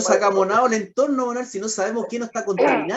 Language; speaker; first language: Spanish; native; Spanish